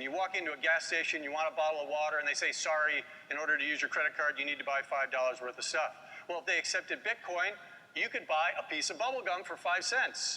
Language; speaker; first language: English; native; English